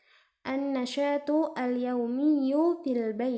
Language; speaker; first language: Arabic; non-native, fluent; Indonesian